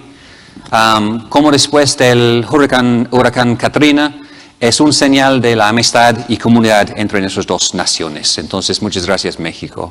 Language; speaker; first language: Spanish; non-native, fluent; English